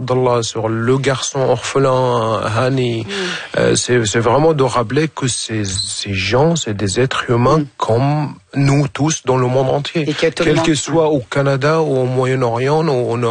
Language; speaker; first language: French; non-native, fluent; Arabic